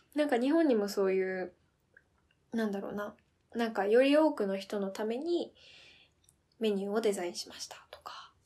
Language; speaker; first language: Japanese; early bilingual, heritage; Japanese